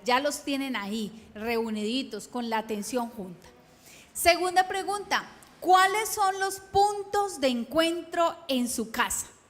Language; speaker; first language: Spanish; native; Spanish